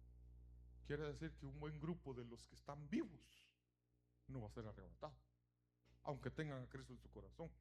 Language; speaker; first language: Spanish; native; Spanish